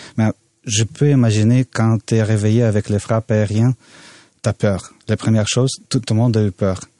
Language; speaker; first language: French; non-native, fluent; Russian